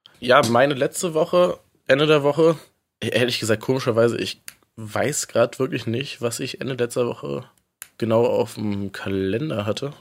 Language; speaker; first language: German; native; German